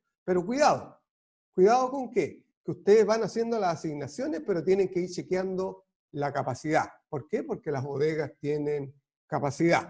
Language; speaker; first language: Spanish; native; Spanish